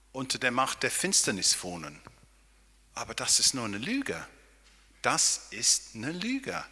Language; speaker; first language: German; non-native, fluent; English